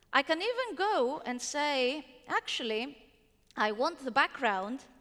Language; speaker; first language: English; non-native, fluent; Greek